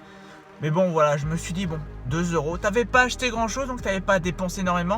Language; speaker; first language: French; native; French